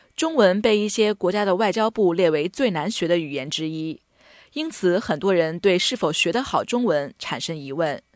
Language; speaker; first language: Chinese; native; Chinese